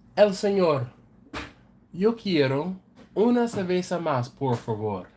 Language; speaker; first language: Spanish; non-native, learner; English